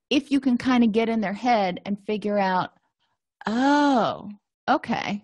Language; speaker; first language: English; native; English